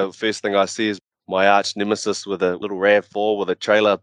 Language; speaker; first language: English; native; English